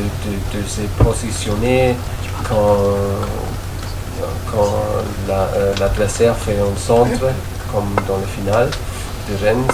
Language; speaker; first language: French; non-native, learner; German